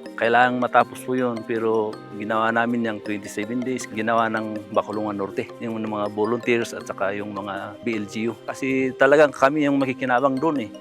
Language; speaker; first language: Filipino; non-native, local second language; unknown